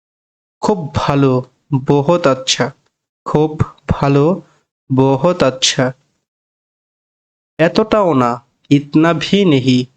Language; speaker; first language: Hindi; non-native, fluent; Bangla